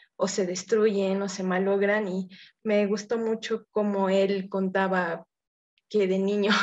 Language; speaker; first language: Spanish; native; Spanish